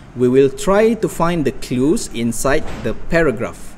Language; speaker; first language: English; non-native, local second language; Malay